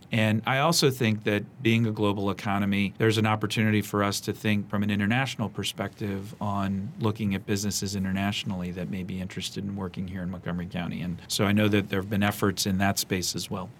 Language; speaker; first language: English; native; English